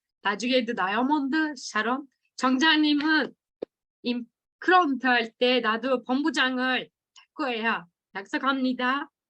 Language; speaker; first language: Korean; non-native, fluent; Turkish